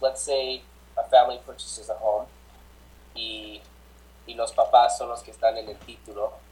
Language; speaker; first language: Spanish; early bilingual, heritage; Spanish